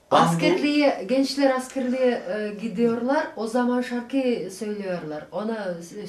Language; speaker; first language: Turkish; non-native, learner; Chuvash